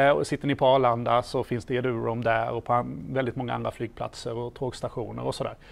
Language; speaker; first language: Swedish; native; Swedish